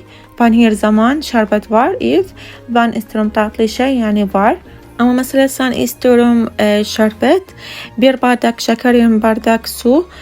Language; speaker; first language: Turkish; non-native, learner; Arabic